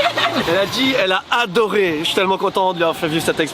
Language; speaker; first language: French; native; French